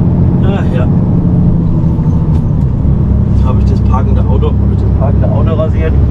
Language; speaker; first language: German; native; German